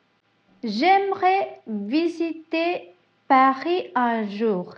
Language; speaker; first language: French; non-native, fluent; Tamil